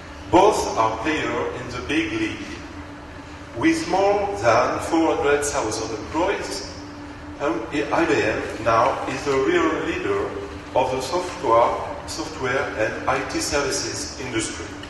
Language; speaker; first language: English; non-native, fluent; French